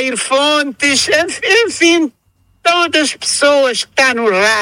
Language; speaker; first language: Portuguese; non-native, local second language; Kabuverdianu